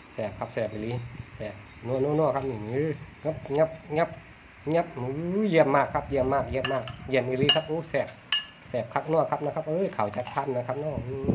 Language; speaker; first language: Thai; native; Thai